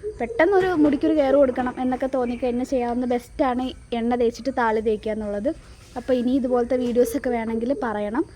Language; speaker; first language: Malayalam; native; Malayalam